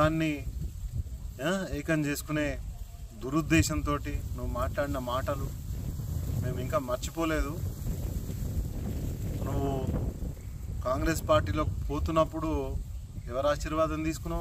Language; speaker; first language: Telugu; native; Telugu